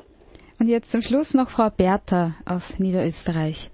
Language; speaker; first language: German; native; German